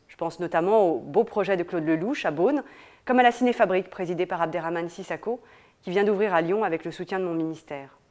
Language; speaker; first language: French; native; French